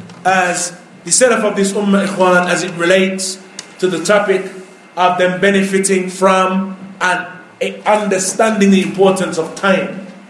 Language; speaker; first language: English; native; English